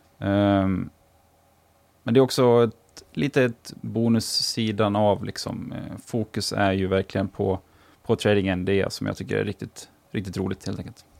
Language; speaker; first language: Swedish; native; Swedish